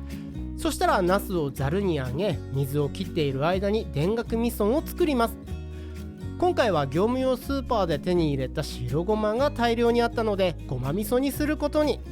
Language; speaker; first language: Japanese; native; Japanese